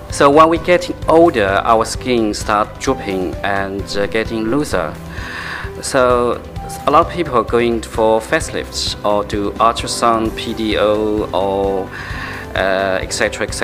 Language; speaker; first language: English; non-native, fluent; Chinese